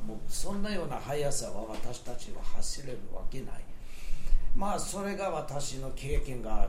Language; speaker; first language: Japanese; non-native, fluent; Swedish